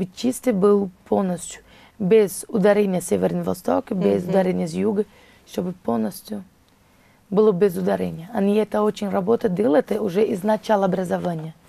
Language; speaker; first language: Russian; non-native, fluent; Portuguese